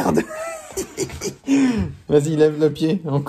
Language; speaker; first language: French; native; French